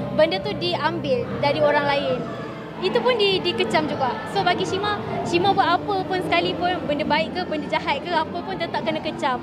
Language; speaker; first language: Malay; native; Malay